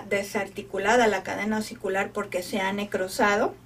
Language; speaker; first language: Spanish; native; Spanish